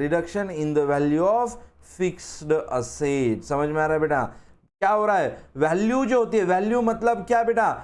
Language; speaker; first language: Hindi; non-native, local second language; Marathi